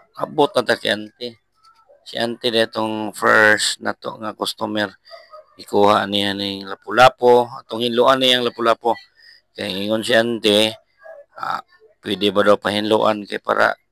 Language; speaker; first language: Cebuano; native; Cebuano